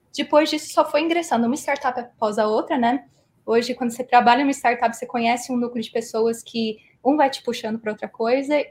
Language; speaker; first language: Portuguese; early bilingual, heritage; Portuguese